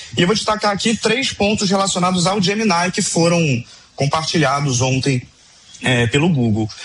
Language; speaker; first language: Portuguese; native; Portuguese